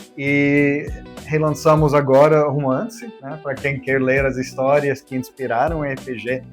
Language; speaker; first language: Portuguese; non-native, fluent; English